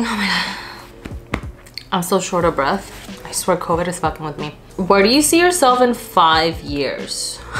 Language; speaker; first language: English; early bilingual, other home language; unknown